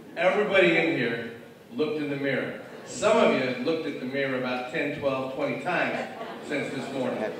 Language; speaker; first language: English; native; English